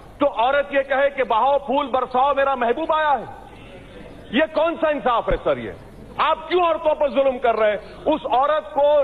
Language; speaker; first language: Hindi; non-native, local second language; Urdu